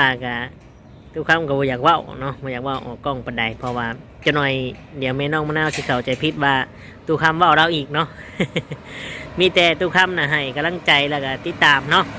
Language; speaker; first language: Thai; non-native, local second language; Lao